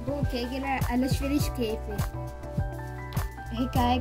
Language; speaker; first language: Turkish; early bilingual, other home language; Urdu